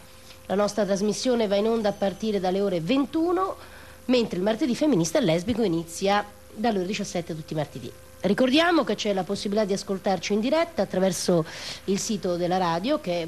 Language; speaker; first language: Italian; native; Italian